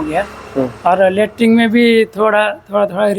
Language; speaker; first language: Hindi; non-native, learner; Nepali